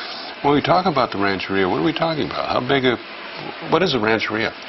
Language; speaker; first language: English; native; English